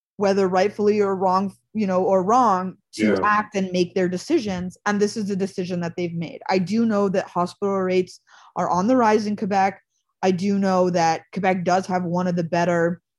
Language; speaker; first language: English; native; English